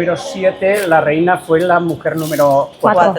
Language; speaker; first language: Spanish; native; Spanish